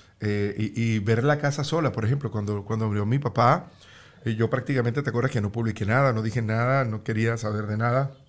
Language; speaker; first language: Spanish; native; Spanish